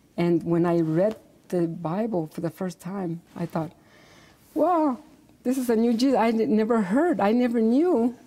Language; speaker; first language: English; native; English